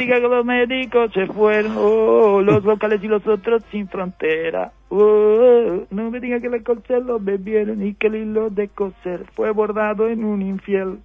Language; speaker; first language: Spanish; native; Spanish